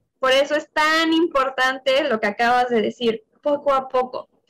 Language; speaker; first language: Spanish; native; Spanish